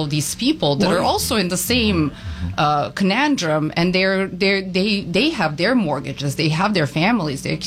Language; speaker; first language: English; non-native, fluent; Serbian